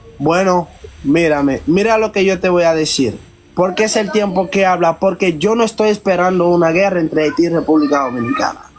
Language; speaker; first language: Spanish; non-native, fluent; Haitian Creole